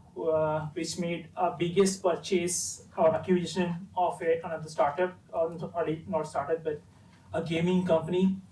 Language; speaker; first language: English; non-native, fluent; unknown